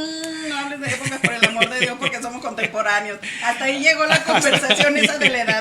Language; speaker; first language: Spanish; native; Spanish